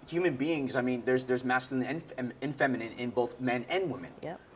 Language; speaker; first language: English; native; English